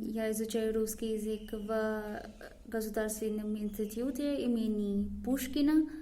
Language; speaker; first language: Russian; non-native, learner; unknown